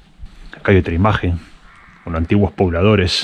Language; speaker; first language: Spanish; native; Spanish